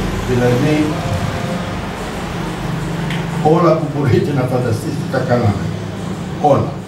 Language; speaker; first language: Greek; early bilingual, heritage; Greek